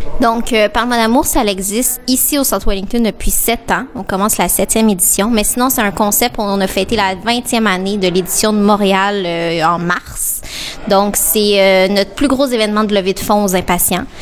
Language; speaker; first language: French; native; French